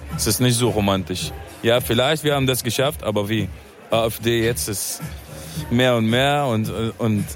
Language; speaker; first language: German; non-native, fluent; Arabic